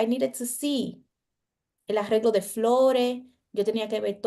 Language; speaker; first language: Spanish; early bilingual, heritage; Spanish